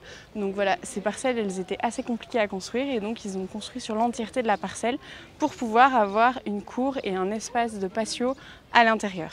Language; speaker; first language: French; native; French